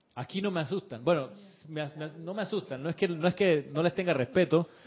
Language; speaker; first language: Spanish; native; Spanish